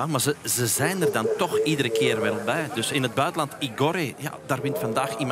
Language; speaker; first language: Dutch; native; Dutch